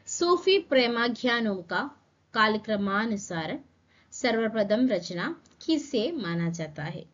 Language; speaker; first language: Hindi; non-native, local second language; Malayalam